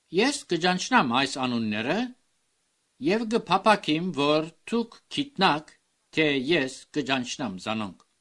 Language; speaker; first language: Armenian; early bilingual, heritage; Armenian